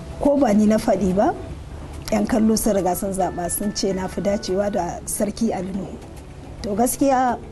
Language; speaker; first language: Hausa; non-native, local second language; Fula